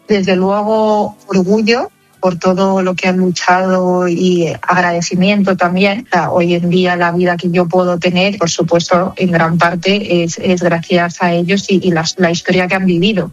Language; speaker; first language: Spanish; native; Spanish